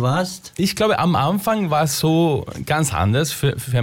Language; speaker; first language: German; non-native, fluent; Spanish